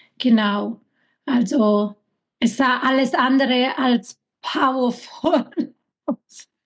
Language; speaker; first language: German; early bilingual, other home language; Italian